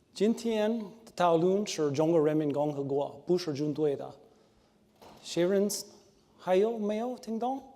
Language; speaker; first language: Chinese; non-native, learner; English